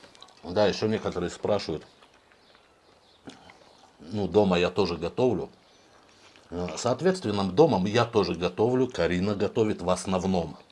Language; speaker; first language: Russian; native; Russian